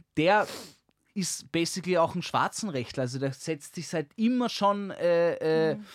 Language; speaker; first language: German; native; German